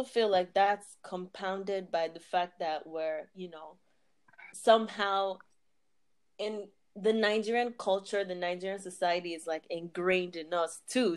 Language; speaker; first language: English; non-native, local second language; Igbo